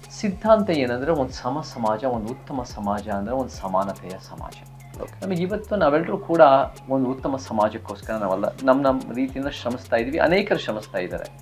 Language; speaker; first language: Kannada; early bilingual, other home language; English